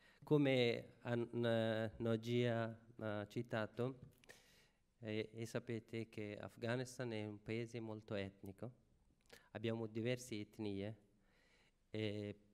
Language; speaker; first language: Italian; non-native, fluent; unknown